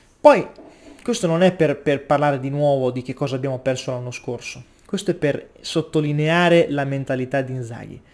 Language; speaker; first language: Italian; native; Italian